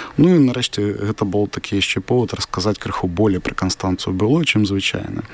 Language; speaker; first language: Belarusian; non-native, local second language; Russian